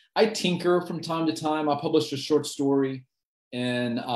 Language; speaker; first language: English; native; English